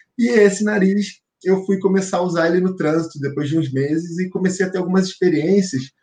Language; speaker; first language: Portuguese; native; Portuguese